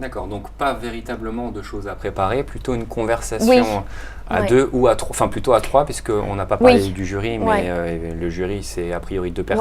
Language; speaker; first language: French; native; French